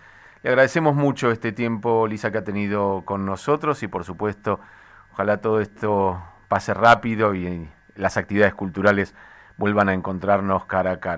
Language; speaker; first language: Spanish; native; Spanish